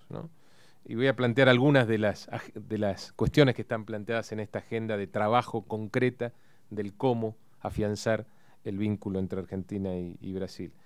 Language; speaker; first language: Spanish; native; Spanish